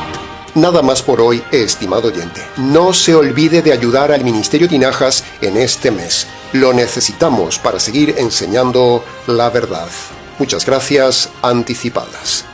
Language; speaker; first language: Spanish; native; Spanish